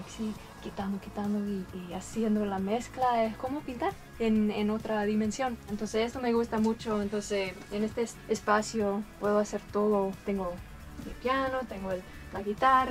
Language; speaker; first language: Spanish; non-native, fluent; English